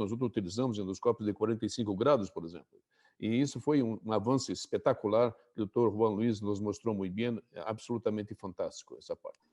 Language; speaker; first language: Portuguese; non-native, fluent; Spanish